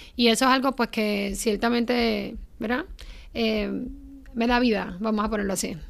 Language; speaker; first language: Spanish; native; Spanish